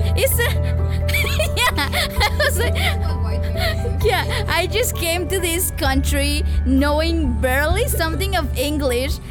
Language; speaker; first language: English; early bilingual, other home language; Spanish